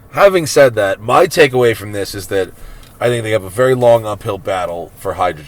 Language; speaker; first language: English; native; English